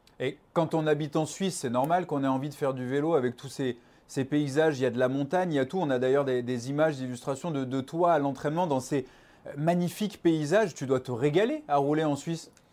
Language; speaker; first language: French; native; French